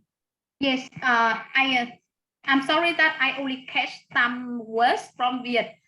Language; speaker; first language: English; non-native, fluent; Vietnamese